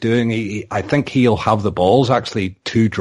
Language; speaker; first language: English; native; English